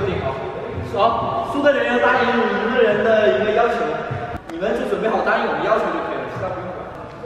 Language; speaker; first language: Chinese; native; Chinese